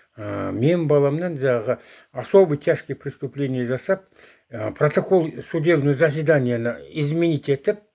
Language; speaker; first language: Russian; non-native, local second language; Kazakh